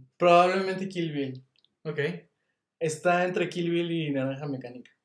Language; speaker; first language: Spanish; native; Spanish